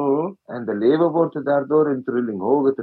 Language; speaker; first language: Dutch; non-native, fluent; Malayalam